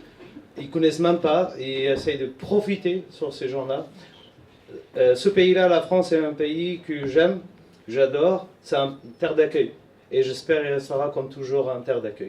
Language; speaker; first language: French; non-native, fluent; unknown